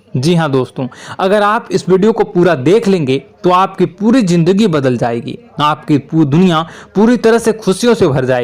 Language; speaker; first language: Hindi; native; Hindi